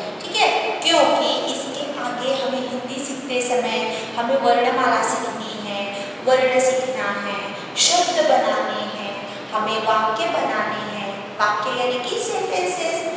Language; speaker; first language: Hindi; native; Hindi